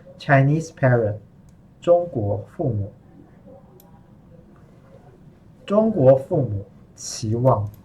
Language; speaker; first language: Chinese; non-native, fluent; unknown